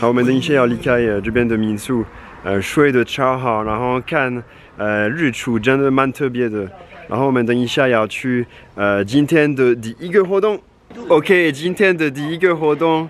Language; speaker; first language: Chinese; non-native, fluent; French